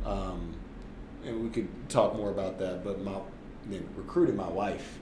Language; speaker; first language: English; native; English